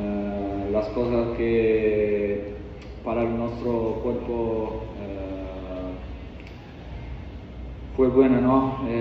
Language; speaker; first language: Spanish; non-native, learner; Italian